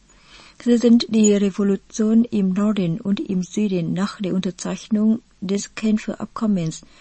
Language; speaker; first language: German; non-native, fluent; Vietnamese